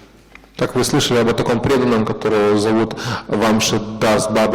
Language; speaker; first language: Russian; native; Russian